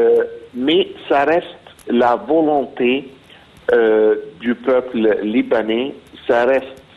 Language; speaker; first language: French; non-native, fluent; Arabic